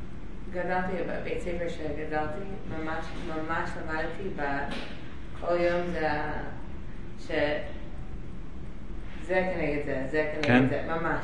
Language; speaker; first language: Hebrew; non-native, learner; English